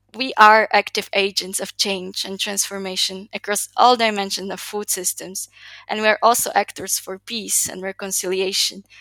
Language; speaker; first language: English; non-native, fluent; Slovak